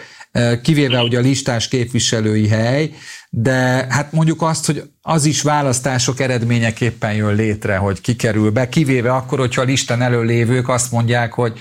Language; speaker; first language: Hungarian; native; Hungarian